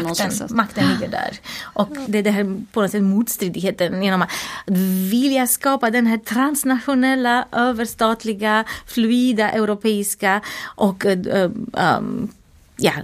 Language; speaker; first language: Swedish; non-native, fluent; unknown